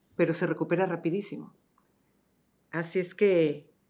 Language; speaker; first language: Spanish; native; Spanish